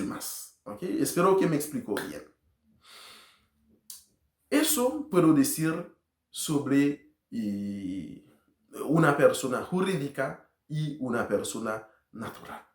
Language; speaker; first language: Spanish; non-native, learner; Haitian Creole